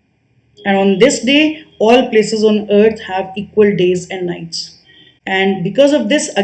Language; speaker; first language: English; non-native, local second language; Hindi